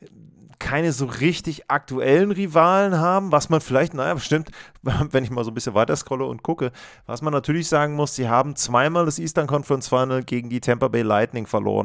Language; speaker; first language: German; native; German